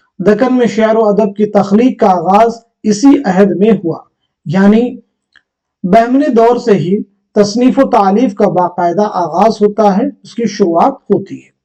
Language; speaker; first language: Urdu; native; Urdu